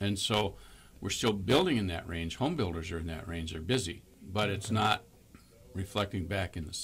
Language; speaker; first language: English; native; English